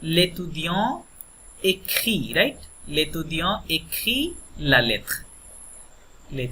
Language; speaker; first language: French; non-native, fluent; Bangla